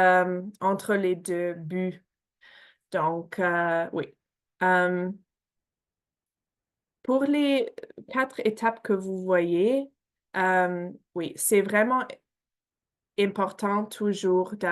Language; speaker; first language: French; non-native, fluent; English